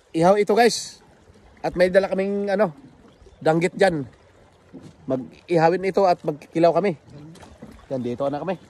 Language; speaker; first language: Filipino; non-native, local second language; Bikol